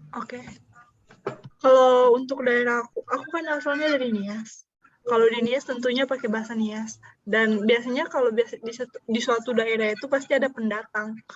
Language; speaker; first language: Indonesian; non-native, local second language; Nias